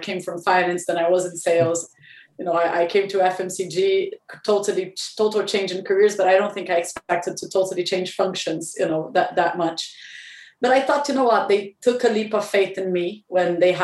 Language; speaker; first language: English; non-native, fluent; Portuguese